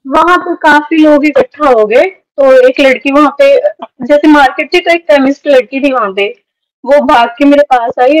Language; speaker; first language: Hindi; native; Hindi